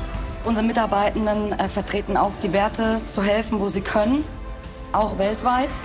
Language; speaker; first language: German; native; German